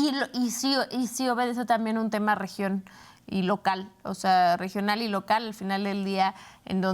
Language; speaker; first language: Spanish; native; Spanish